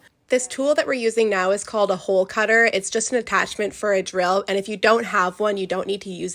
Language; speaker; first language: English; native; English